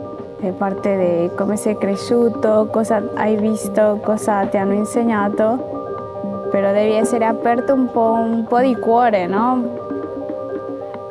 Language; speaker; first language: Italian; non-native, fluent; Spanish